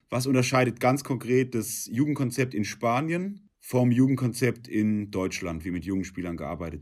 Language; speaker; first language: German; native; German